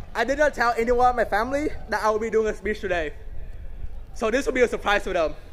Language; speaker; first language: English; non-native, fluent; Vietnamese